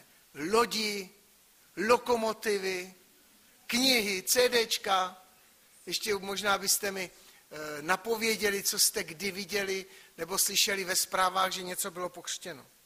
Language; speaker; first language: Czech; native; Czech